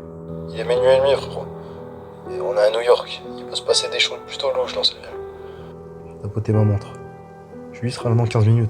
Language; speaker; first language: French; native; French